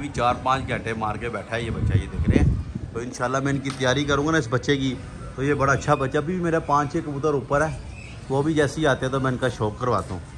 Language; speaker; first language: Urdu; non-native, local second language; Punjabi